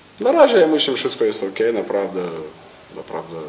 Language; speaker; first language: Polish; non-native, learner; Lithuanian